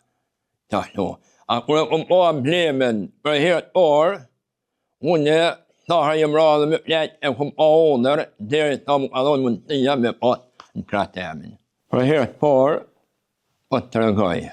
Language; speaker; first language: Albanian; native; Albanian